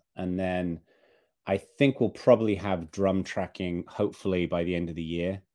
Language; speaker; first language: English; native; English